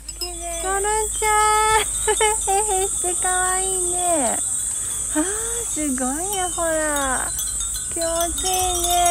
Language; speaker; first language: Japanese; native; Japanese